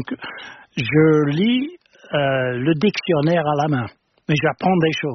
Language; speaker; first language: French; non-native, fluent; English